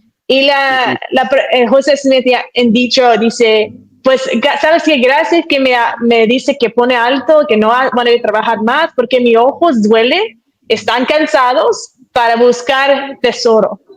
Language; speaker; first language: Spanish; early bilingual, heritage; Spanish